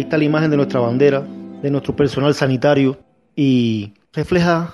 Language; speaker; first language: Spanish; native; Spanish